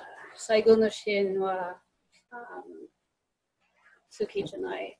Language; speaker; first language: Japanese; non-native, learner; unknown